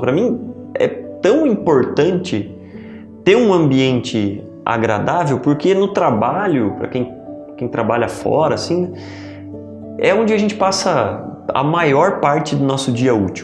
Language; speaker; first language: Portuguese; native; Portuguese